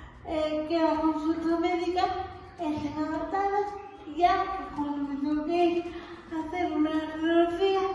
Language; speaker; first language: Spanish; native; Spanish